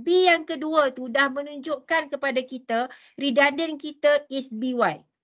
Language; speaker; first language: Malay; native; Malay